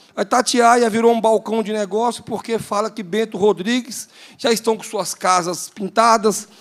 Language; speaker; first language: Portuguese; native; Portuguese